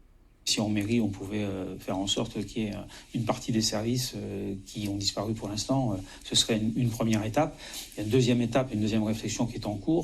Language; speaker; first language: French; native; French